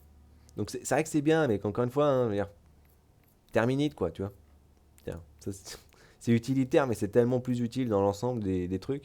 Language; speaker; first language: French; native; French